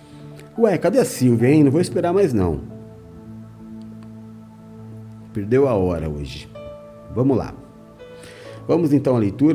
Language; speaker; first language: Portuguese; native; Portuguese